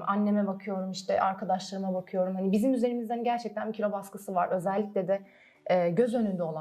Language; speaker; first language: Turkish; early bilingual, other home language; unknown